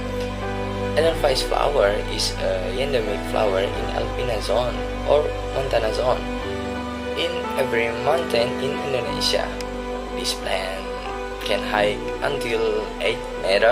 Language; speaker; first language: English; non-native, learner; Indonesian